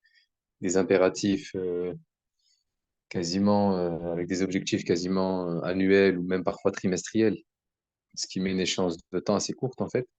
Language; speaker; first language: French; native; French